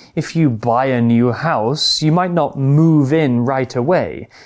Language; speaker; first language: English; native; English